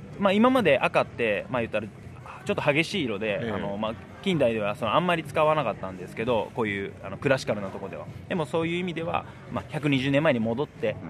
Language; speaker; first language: Japanese; native; Japanese